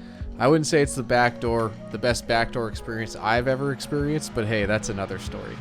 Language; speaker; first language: English; native; English